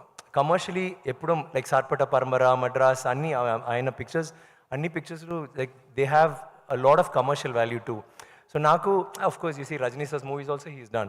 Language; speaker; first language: Telugu; non-native, local second language; Tamil